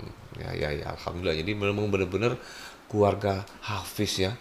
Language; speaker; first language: Indonesian; native; Indonesian